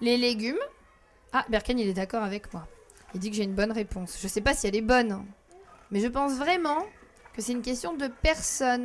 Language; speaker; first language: French; native; French